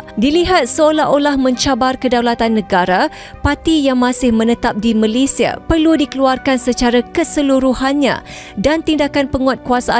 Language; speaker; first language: Malay; native; Malay